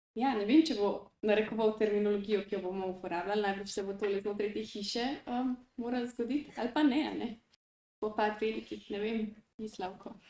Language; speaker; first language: Slovenian; native; Slovenian